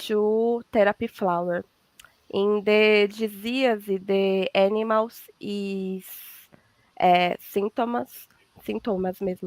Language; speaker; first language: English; non-native, learner; Portuguese